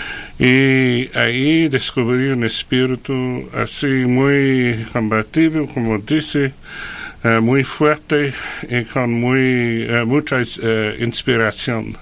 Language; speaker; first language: Spanish; non-native, fluent; French